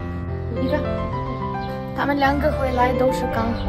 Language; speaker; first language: Chinese; non-native, learner; Ukrainian